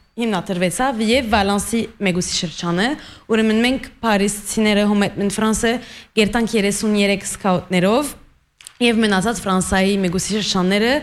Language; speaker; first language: Armenian; early bilingual, heritage; Armenian